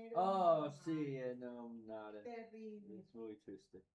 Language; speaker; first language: Spanish; non-native, learner; English